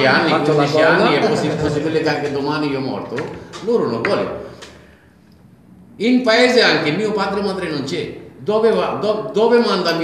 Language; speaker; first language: Italian; non-native, learner; Bangla